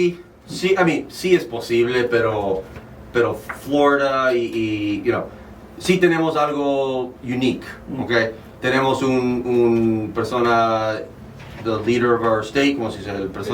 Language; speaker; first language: Spanish; early bilingual, heritage; Spanish